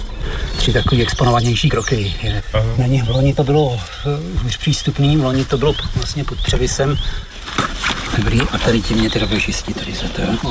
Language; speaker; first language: Czech; native; Czech